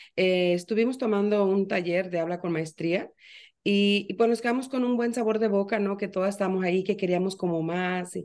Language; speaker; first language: Spanish; native; Spanish